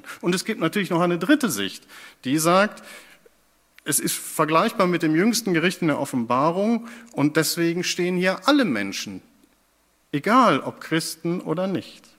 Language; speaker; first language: German; native; German